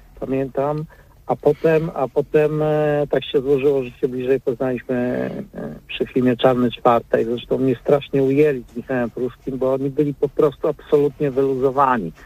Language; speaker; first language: Polish; native; Polish